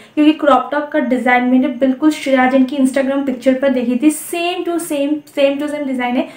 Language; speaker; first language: Hindi; non-native, local second language; Bangla